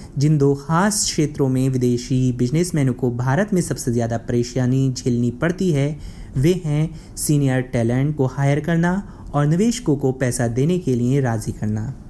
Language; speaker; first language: Hindi; native; Hindi